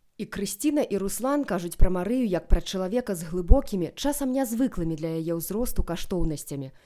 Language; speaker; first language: Belarusian; native; Belarusian